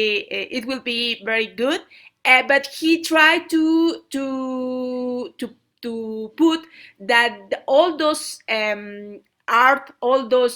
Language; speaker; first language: English; non-native, learner; Spanish